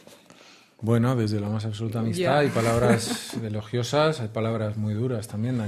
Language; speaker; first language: Spanish; native; Spanish